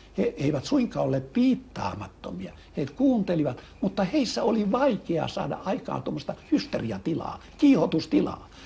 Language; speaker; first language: Finnish; native; Finnish